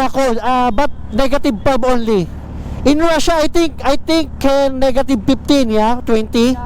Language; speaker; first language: English; non-native, learner; Filipino